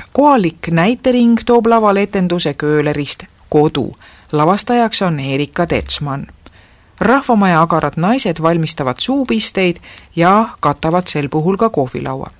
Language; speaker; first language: Estonian; native; Estonian